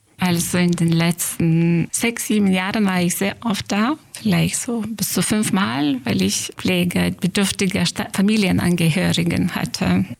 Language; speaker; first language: German; non-native, fluent; Lithuanian